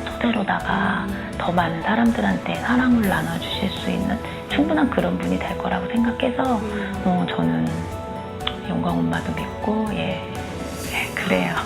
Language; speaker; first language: Korean; native; Korean